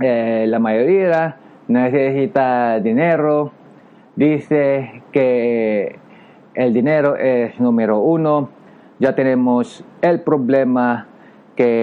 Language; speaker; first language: Spanish; non-native, learner; Japanese